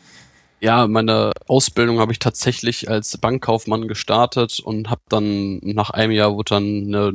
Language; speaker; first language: German; native; German